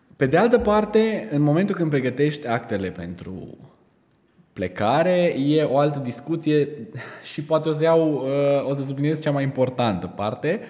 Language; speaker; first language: Romanian; native; Romanian